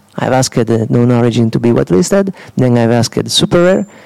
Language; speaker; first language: English; non-native, fluent; Italian